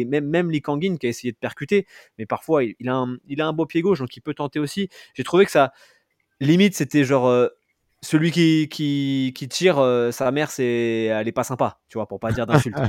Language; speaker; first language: French; native; French